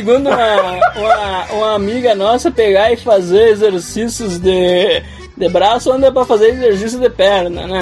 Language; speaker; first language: Portuguese; native; Portuguese